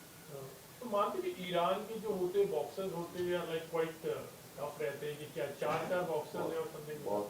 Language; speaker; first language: Hindi; native; Hindi